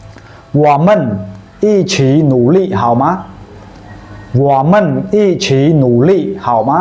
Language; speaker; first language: Chinese; non-native, fluent; Khmer